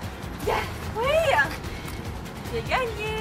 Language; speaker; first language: French; non-native, learner; English